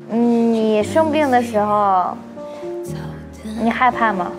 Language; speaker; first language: Chinese; native; Chinese